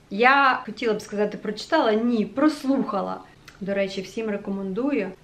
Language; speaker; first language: Ukrainian; non-native, local second language; Russian